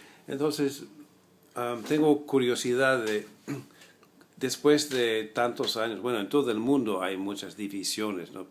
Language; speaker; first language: Spanish; non-native, fluent; English